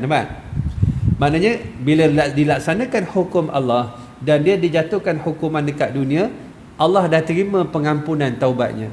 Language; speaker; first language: Malay; native; Malay